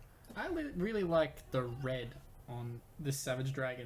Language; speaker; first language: English; native; English